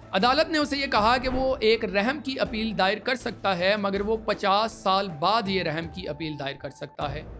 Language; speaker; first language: Urdu; native; Urdu